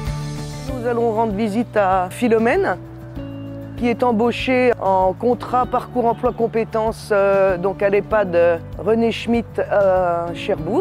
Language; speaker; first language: French; native; French